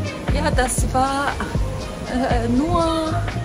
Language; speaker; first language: German; non-native, fluent; Korean